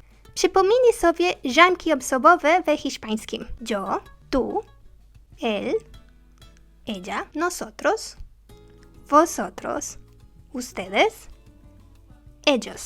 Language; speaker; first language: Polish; non-native, learner; Spanish